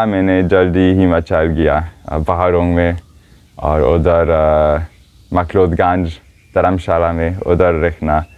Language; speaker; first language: Hindi; non-native, fluent; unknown